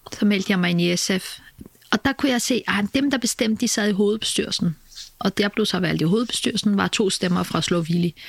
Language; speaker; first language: Danish; early bilingual, other home language; Kurdish